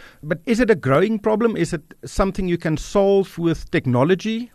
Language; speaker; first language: English; non-native, local second language; Afrikaans